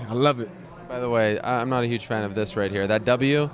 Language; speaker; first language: English; native; English